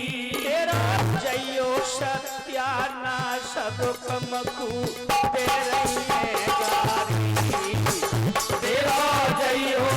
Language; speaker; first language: Hindi; native; Hindi